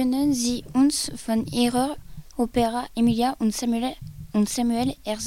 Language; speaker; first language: German; non-native, learner; French